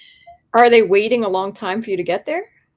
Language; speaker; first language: English; native; English